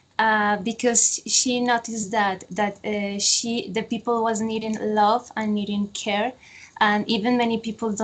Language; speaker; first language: English; non-native, fluent; Spanish